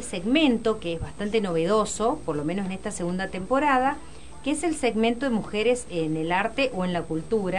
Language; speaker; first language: Spanish; native; Spanish